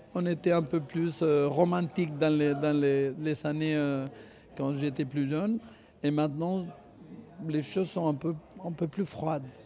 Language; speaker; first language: French; non-native, fluent; Spanish